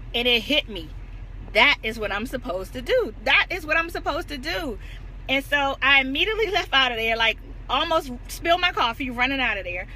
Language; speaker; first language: English; native; English